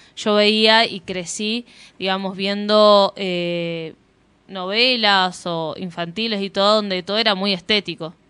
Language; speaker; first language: Spanish; native; Spanish